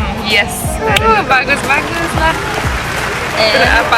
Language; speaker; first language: Indonesian; non-native, fluent; Romanian